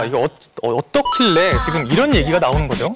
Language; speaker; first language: Korean; native; Korean